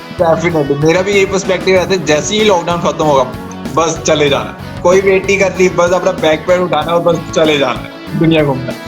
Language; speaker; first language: Hindi; native; Hindi